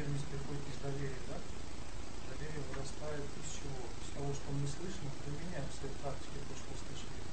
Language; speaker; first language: Russian; native; Russian